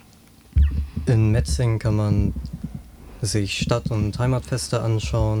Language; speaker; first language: German; native; German